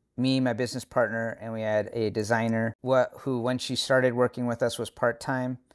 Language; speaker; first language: English; native; English